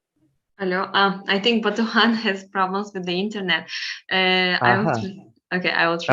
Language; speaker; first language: English; non-native, fluent; Turkish